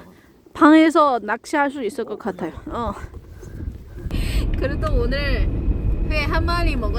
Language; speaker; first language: Korean; non-native, fluent; Chinese